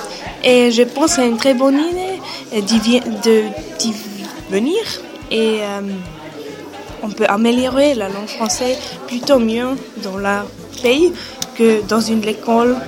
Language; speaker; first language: French; non-native, fluent; German